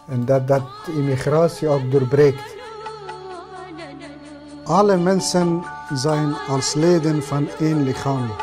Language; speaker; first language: Dutch; non-native, fluent; Persian